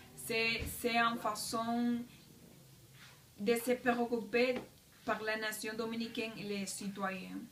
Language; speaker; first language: French; non-native, learner; Spanish